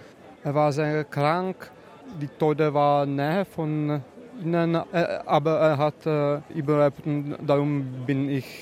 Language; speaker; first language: German; non-native, learner; Czech